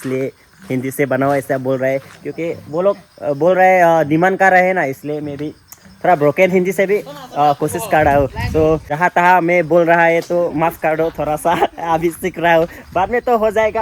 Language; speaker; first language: Hindi; non-native, local second language; Karbi